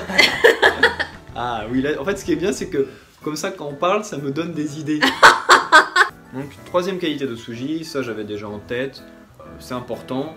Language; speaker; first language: French; native; French